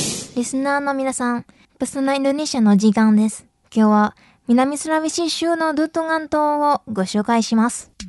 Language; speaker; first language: Japanese; non-native, fluent; Indonesian